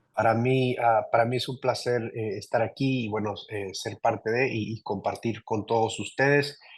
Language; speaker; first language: Spanish; early bilingual, heritage; Spanish